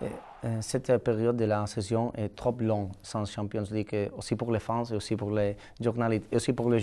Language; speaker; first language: French; non-native, learner; Catalan